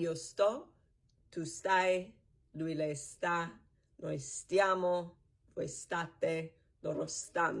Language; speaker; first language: Italian; non-native, fluent; English